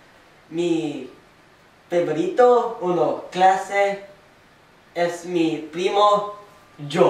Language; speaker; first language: Spanish; non-native, learner; English